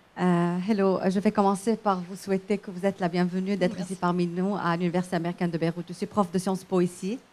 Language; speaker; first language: French; early bilingual, other home language; Riffian